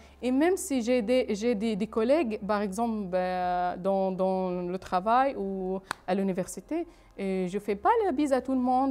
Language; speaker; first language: French; non-native, fluent; Arabic